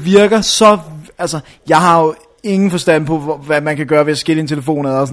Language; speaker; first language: Danish; native; Danish